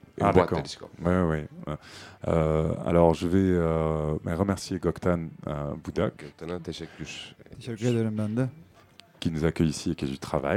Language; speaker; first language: French; native; French